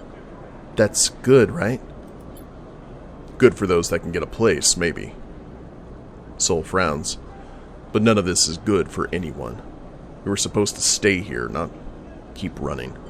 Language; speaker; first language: English; native; English